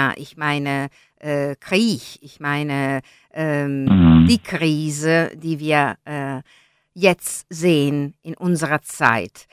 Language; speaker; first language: German; non-native, learner; Italian